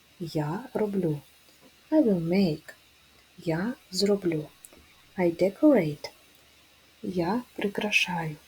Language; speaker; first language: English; non-native, fluent; Ukrainian